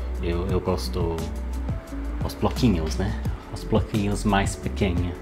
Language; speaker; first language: Portuguese; non-native, learner; English